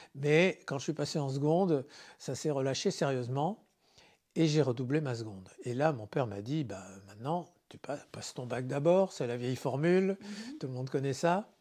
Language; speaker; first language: French; native; French